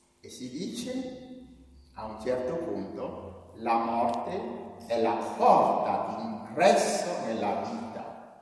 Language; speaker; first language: Italian; non-native, fluent; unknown